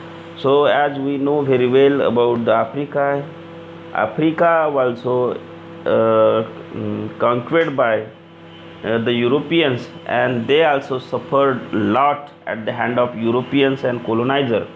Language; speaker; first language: English; non-native, local second language; Marathi